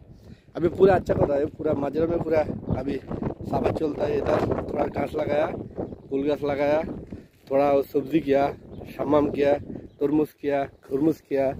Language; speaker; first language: Hindi; non-native, learner; Bangla